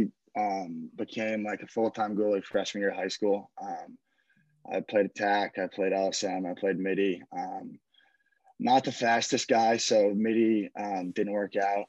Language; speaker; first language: English; native; English